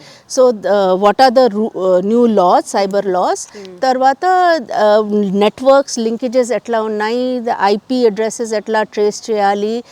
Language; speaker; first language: Telugu; non-native, local second language; Hindi